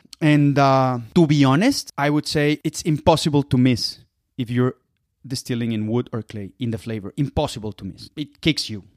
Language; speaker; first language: English; non-native, fluent; Spanish